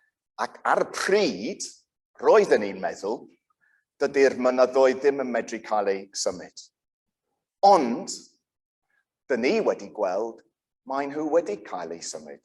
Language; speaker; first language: Welsh; non-native, local second language; English